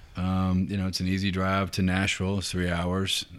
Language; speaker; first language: English; native; English